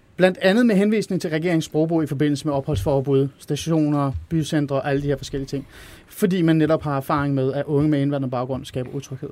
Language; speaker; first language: Danish; early bilingual, other home language; Persian